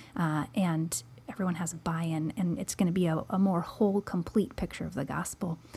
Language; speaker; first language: English; native; English